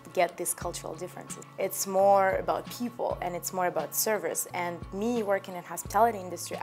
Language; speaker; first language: English; non-native, fluent; Russian